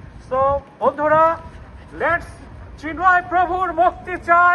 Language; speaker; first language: English; non-native, local second language; Bangla